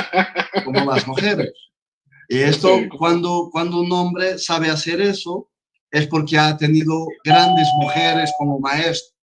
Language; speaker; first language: Spanish; non-native, fluent; Portuguese